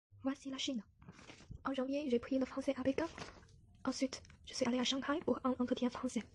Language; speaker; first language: French; non-native, learner; Chinese